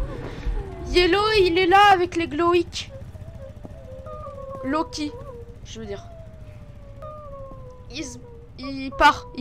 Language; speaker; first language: French; native; French